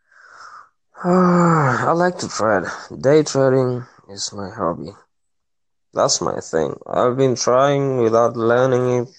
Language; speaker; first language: English; non-native, local second language; Swahili